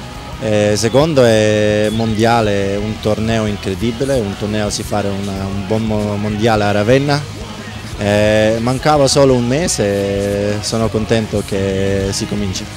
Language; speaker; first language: Italian; non-native, learner; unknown